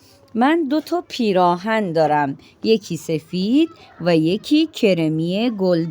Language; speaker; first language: Persian; non-native, fluent; Urdu